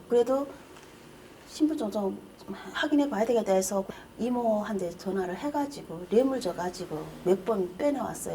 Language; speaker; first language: Korean; native; Korean